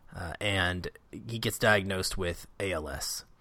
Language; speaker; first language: English; native; English